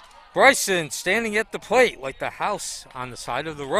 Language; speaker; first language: English; native; English